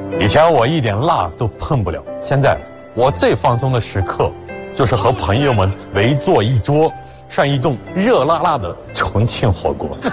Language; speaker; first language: Chinese; early bilingual, other home language; Arabic